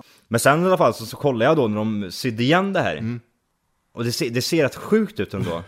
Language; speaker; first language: Swedish; native; Swedish